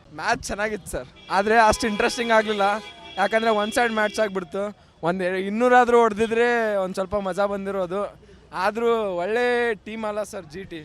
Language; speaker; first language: Kannada; native; Kannada